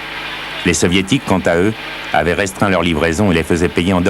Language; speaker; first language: French; native; French